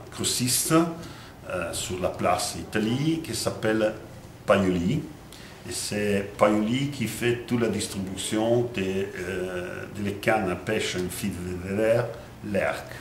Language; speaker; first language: French; non-native, fluent; Italian